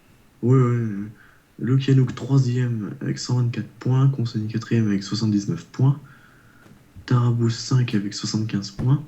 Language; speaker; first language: French; native; French